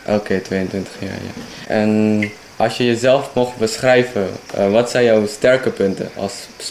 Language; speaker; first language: Dutch; non-native, fluent; Indonesian